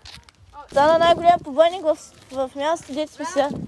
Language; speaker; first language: Bulgarian; native; Bulgarian